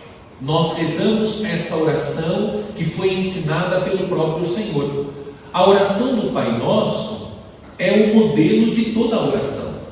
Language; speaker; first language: Portuguese; native; Portuguese